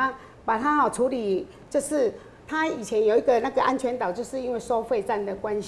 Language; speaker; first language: Chinese; non-native, local second language; Min Nan Chinese